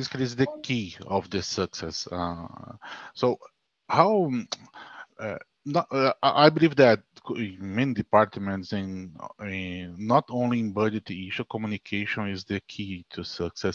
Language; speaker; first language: English; non-native, fluent; Portuguese